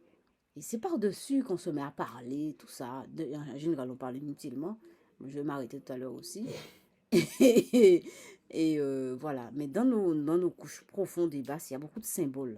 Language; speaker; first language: French; native; French